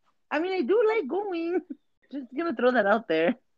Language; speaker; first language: English; early bilingual, other home language; Spanish